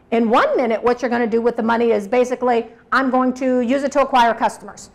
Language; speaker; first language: English; native; English